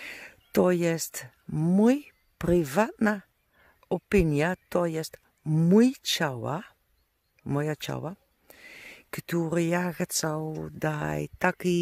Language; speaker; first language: Polish; non-native, learner; Dutch